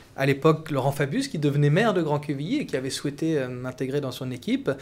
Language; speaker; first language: French; native; French